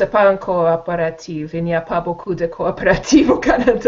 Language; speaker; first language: French; non-native, learner; English